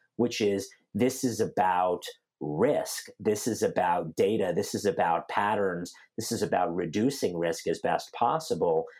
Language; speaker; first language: English; native; English